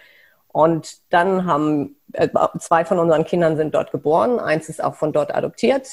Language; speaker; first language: German; native; German